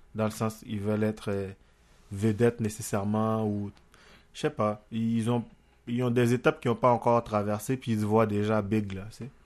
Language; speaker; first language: French; non-native, local second language; Haitian Creole